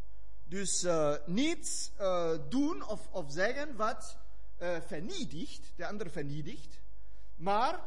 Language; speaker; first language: Dutch; non-native, fluent; German